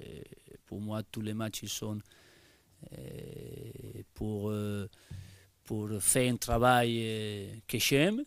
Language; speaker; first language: French; non-native, learner; Spanish